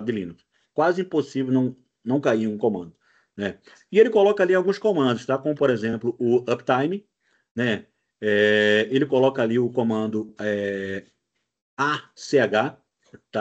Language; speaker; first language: Portuguese; native; Portuguese